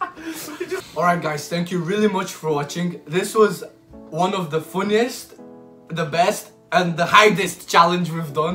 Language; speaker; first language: English; non-native, fluent; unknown